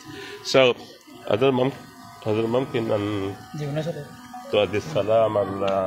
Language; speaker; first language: Arabic; non-native, learner; Bangla